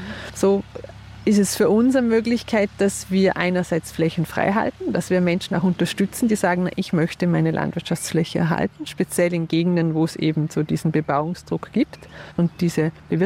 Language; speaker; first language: German; native; German